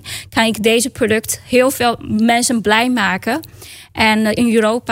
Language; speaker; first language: Dutch; non-native, learner; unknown